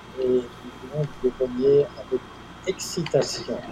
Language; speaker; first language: French; non-native, fluent; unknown